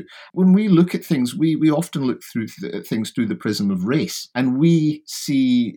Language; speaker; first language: English; native; English